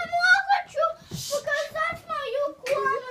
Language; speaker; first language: Russian; early bilingual, heritage; Russian